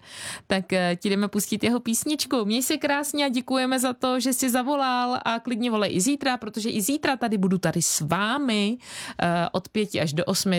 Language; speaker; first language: Czech; native; Czech